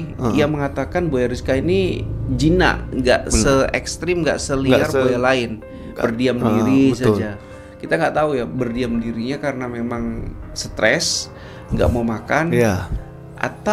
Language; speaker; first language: Indonesian; native; Indonesian